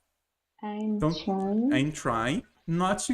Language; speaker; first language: English; non-native, fluent; Portuguese